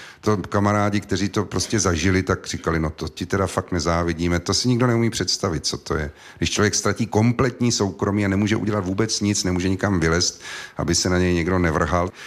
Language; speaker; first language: Czech; native; Czech